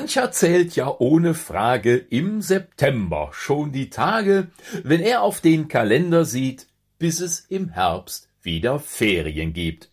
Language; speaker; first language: German; native; German